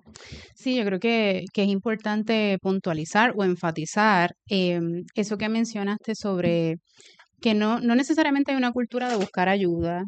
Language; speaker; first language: Spanish; native; Spanish